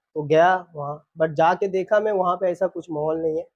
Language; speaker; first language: Hindi; non-native, local second language; Bangla